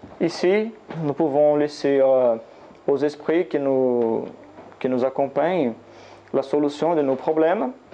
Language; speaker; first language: French; non-native, learner; Portuguese